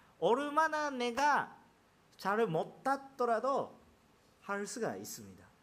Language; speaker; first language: Korean; non-native, fluent; Japanese